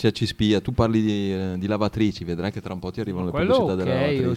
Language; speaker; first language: Italian; native; Italian